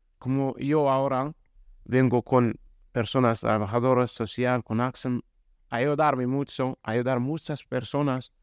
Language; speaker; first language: Spanish; non-native, learner; Arabic